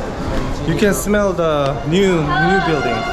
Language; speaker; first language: English; non-native, learner; Korean